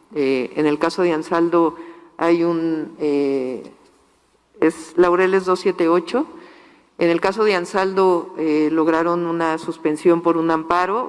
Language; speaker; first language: Spanish; native; Spanish